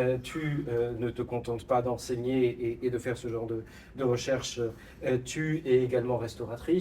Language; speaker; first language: French; native; French